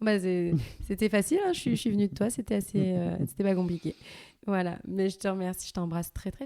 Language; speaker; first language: French; early bilingual, other home language; Arabic